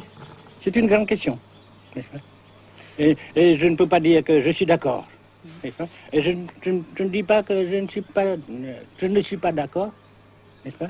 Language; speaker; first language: French; non-native, local second language; Vietnamese